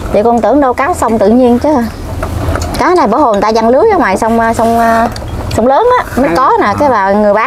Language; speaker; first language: Vietnamese; native; Vietnamese